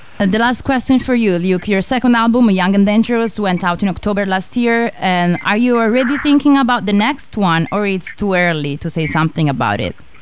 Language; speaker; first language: English; non-native, fluent; Italian